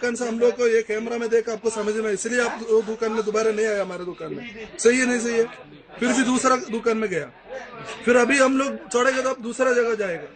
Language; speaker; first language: Hindi; non-native, local second language; Malayalam